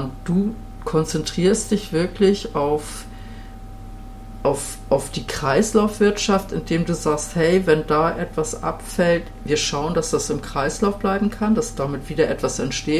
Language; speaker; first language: German; native; German